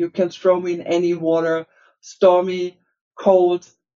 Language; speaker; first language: English; non-native, fluent; German